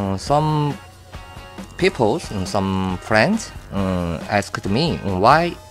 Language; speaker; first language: English; non-native, learner; Korean